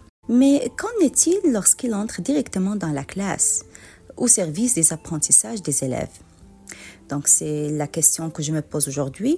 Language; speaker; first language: French; native; French